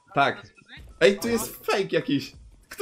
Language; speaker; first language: Polish; native; Polish